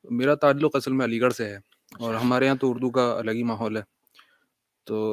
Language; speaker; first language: Urdu; native; Urdu